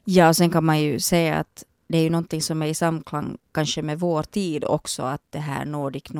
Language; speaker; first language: Swedish; native; Swedish